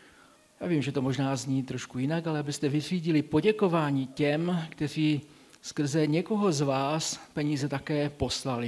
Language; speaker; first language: Czech; native; Czech